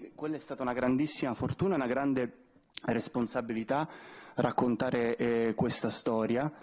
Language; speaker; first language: Italian; native; Italian